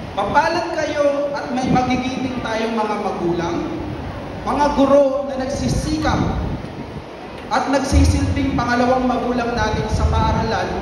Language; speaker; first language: Filipino; non-native, local second language; Pampanga